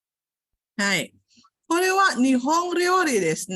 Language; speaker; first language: Japanese; non-native, fluent; Indonesian